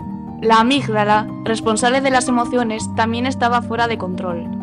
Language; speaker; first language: Spanish; native; Spanish